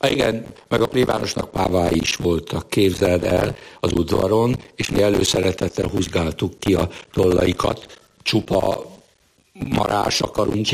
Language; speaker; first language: Hungarian; native; Hungarian